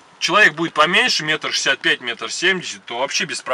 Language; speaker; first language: Russian; native; Russian